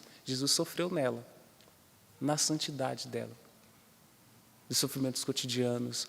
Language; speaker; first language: Portuguese; native; Portuguese